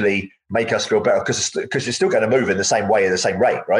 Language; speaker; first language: English; native; English